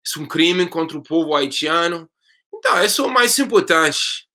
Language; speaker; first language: Portuguese; non-native, fluent; English